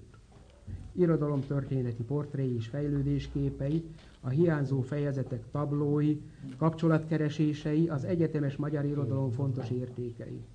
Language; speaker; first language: Hungarian; native; Hungarian